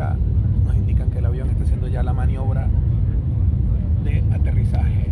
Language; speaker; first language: Spanish; native; Spanish